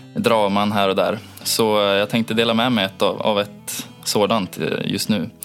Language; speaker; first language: Swedish; native; Swedish